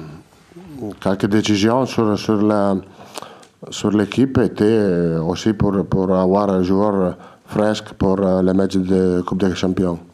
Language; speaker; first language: French; non-native, learner; Italian